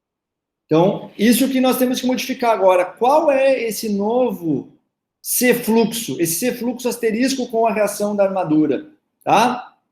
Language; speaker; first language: Portuguese; native; Portuguese